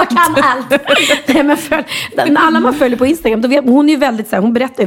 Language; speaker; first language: Swedish; native; Swedish